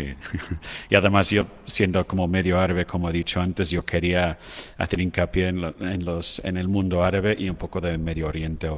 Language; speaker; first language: Spanish; non-native, fluent; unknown